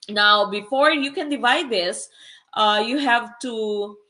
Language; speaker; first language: English; non-native, local second language; Filipino